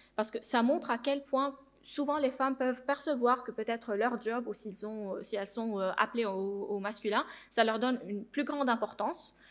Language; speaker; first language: French; non-native, local second language; Arabic